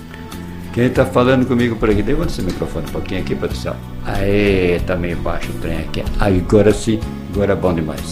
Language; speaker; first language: Portuguese; native; Portuguese